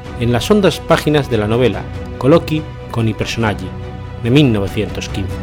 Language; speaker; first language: Spanish; native; Spanish